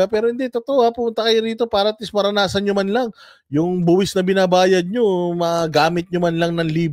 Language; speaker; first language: Filipino; native; Filipino